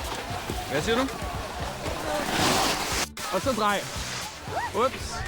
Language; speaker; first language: Danish; native; Danish